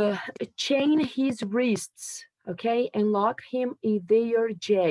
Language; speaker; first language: English; non-native, fluent; Portuguese